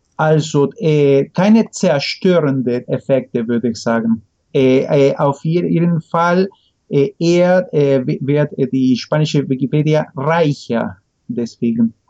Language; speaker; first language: German; non-native, fluent; Spanish